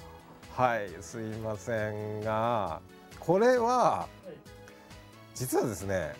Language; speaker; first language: Japanese; native; Japanese